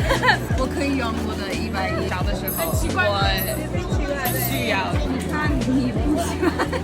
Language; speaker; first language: Chinese; non-native, learner; English